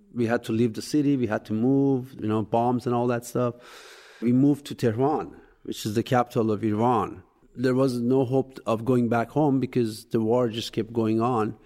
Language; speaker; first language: English; non-native, fluent; Persian